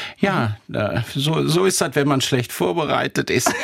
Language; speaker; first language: German; native; German